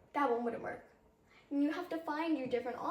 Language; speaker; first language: English; native; English